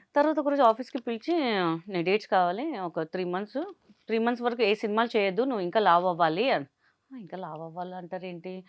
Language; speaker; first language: Telugu; non-native, local second language; Hindi